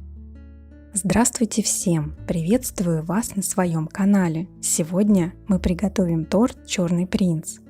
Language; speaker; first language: Russian; native; Russian